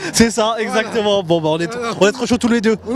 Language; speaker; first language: French; native; French